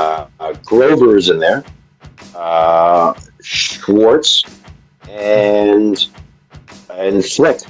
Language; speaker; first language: English; native; English